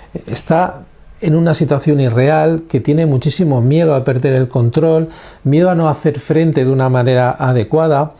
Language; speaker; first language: Spanish; native; Spanish